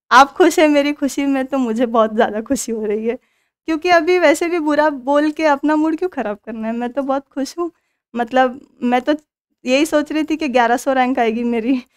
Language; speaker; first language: Hindi; non-native, local second language; Marathi